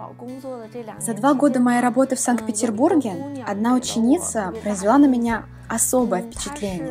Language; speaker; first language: Russian; non-native, fluent; Chinese